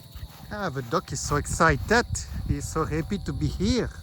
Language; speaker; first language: English; non-native, learner; French